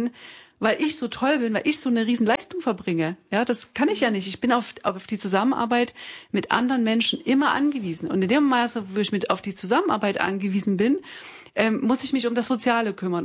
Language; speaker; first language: German; native; German